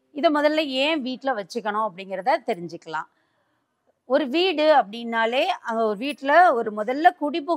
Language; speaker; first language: Tamil; native; Tamil